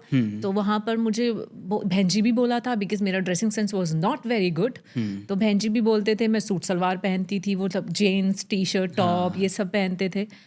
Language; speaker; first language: Hindi; native; Hindi